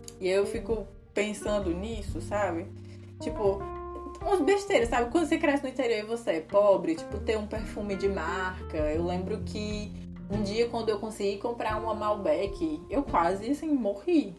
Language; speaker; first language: Portuguese; native; Portuguese